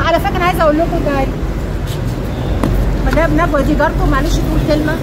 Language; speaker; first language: Arabic; native; Arabic